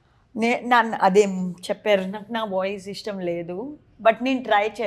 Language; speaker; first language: Telugu; non-native, learner; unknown